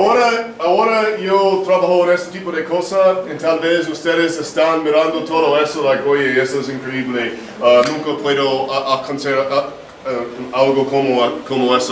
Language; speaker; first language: Spanish; non-native, learner; English